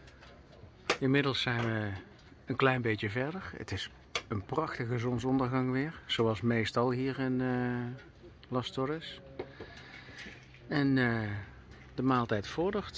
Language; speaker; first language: Dutch; native; Dutch